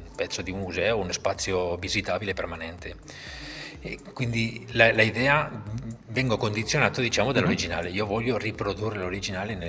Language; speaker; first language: Italian; non-native, fluent; Spanish